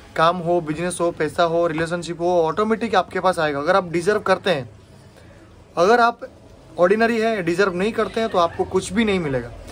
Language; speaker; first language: Hindi; non-native, local second language; Odia